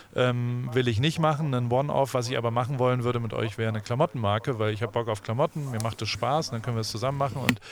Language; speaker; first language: German; native; German